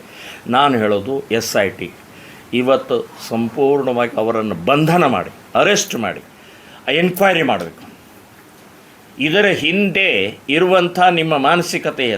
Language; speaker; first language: Kannada; native; Kannada